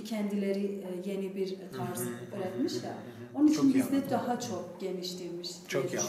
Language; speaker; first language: Turkish; non-native, fluent; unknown